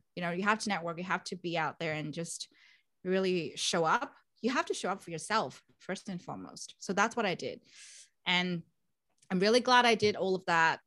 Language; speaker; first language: English; non-native, fluent; Vietnamese